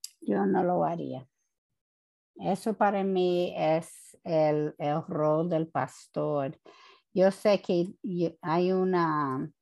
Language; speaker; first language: Spanish; non-native, fluent; English